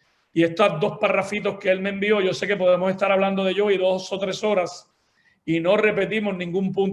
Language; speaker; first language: Spanish; native; Spanish